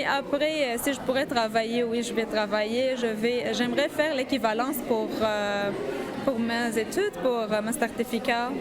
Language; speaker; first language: French; non-native, learner; Arabic